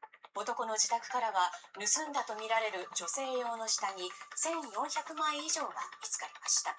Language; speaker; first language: Japanese; native; Japanese